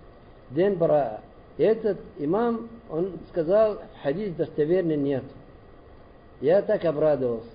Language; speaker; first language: Russian; non-native, learner; Arabic